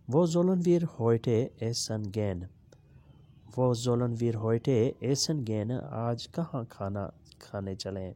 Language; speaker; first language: German; non-native, learner; Urdu